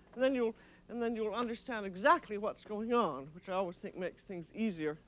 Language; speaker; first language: English; native; English